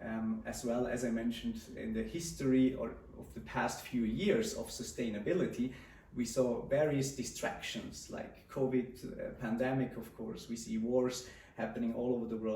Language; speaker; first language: English; non-native, fluent; Swiss German